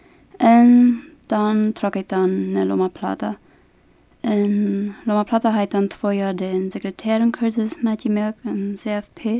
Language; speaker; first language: German; non-native, local second language; Plautdietsch